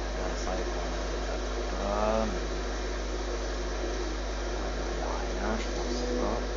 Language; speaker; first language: French; native; French